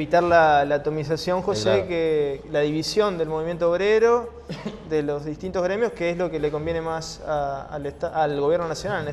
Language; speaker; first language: Spanish; native; Spanish